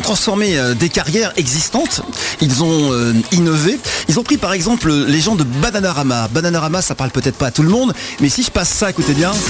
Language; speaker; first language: French; native; French